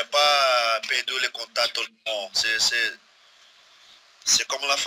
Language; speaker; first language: French; non-native, learner; Portuguese